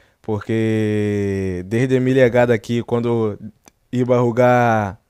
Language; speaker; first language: Spanish; non-native, learner; Portuguese